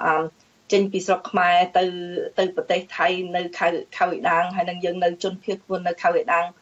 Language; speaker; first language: Khmer; early bilingual, heritage; Khmer